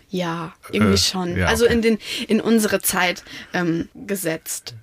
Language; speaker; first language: German; non-native, local second language; Russian